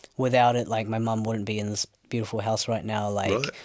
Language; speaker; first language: English; native; English